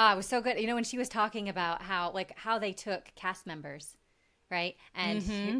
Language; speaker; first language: English; native; English